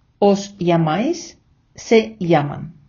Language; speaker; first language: Spanish; non-native, fluent; Ukrainian